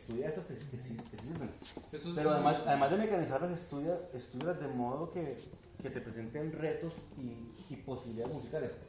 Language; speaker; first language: Spanish; native; Spanish